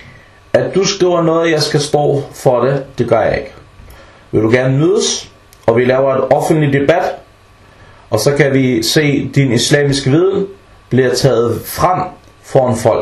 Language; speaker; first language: Danish; early bilingual, other home language; Arabic